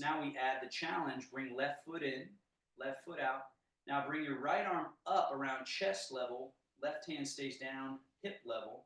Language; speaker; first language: English; native; English